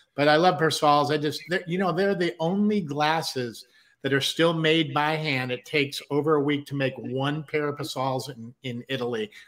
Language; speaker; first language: English; native; English